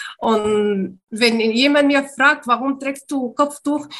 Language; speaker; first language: German; non-native, learner; Arabic